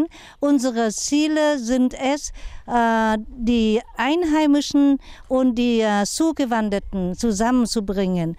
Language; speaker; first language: German; non-native, fluent; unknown